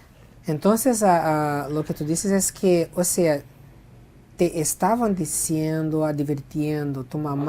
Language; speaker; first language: Spanish; non-native, fluent; Portuguese